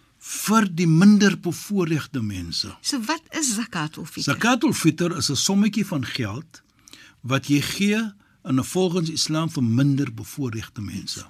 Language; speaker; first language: Afrikaans; native; Afrikaans